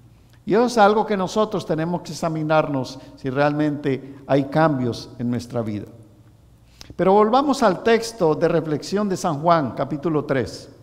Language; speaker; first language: Spanish; native; Spanish